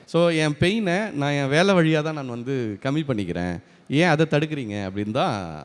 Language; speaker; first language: Tamil; native; Tamil